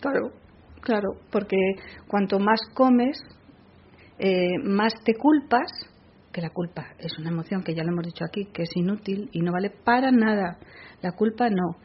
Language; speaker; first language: Spanish; native; Spanish